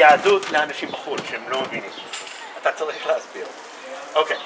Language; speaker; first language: Hebrew; non-native, learner; English